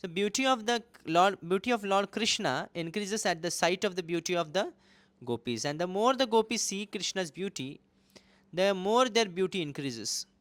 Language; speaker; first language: English; non-native, local second language; Hindi